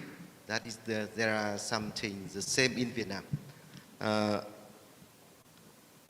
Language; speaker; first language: English; non-native, learner; Vietnamese